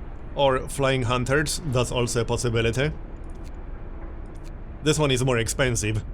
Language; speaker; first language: English; native; English